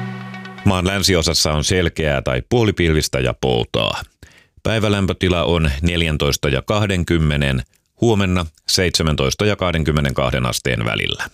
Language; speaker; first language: Finnish; native; Finnish